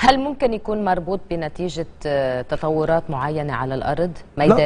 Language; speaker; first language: Arabic; native; Arabic